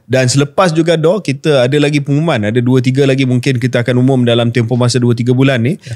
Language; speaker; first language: Malay; native; Malay